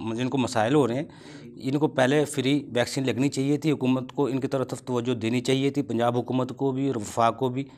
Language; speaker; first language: Urdu; non-native, local second language; Punjabi